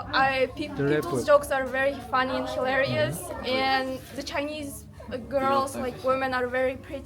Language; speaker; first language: English; non-native, fluent; Russian